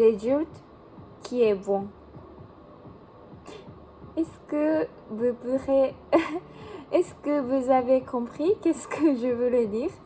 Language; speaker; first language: French; non-native, learner; Japanese